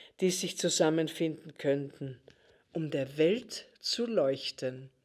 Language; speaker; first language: German; native; German